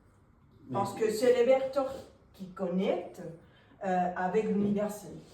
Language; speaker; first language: French; non-native, fluent; Spanish